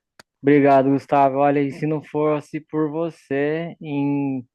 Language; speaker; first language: Portuguese; native; Portuguese